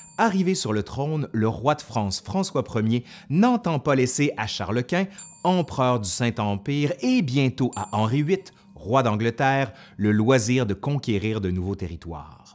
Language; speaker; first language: French; native; French